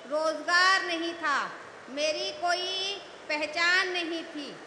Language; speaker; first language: Hindi; native; Hindi